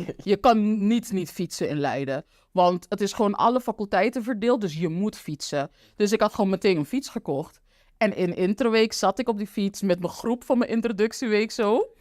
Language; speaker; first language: Dutch; non-native, local second language; Papiamento